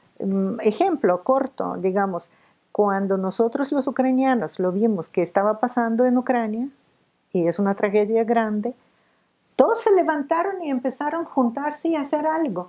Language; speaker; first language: Spanish; non-native, fluent; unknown